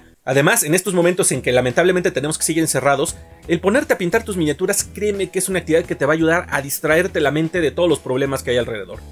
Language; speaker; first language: Spanish; native; Spanish